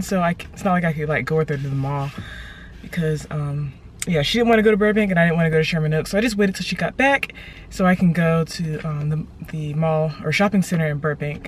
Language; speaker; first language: English; native; English